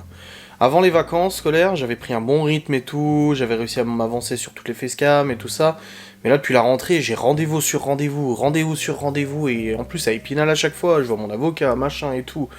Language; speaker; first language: French; native; French